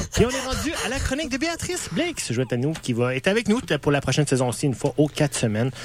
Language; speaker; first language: French; native; French